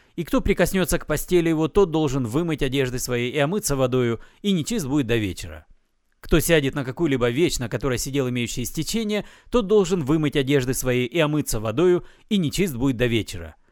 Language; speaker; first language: Russian; native; Russian